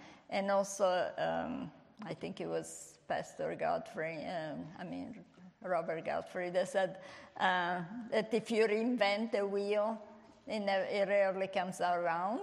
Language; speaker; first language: English; non-native, fluent; Italian